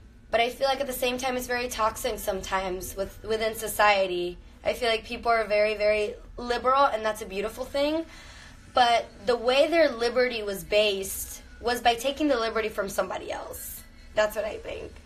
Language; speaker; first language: English; early bilingual, other home language; Spanish